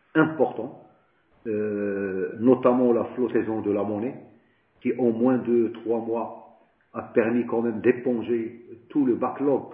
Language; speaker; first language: French; non-native, local second language; Arabic